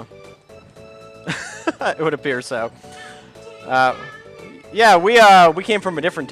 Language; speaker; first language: English; native; English